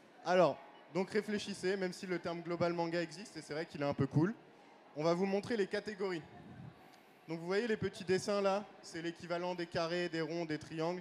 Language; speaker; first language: French; native; French